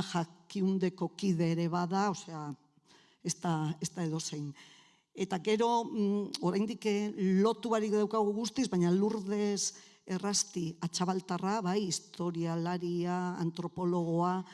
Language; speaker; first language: Basque; native; Basque